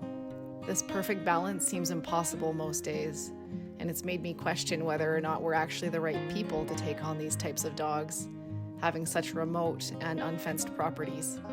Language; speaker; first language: English; native; English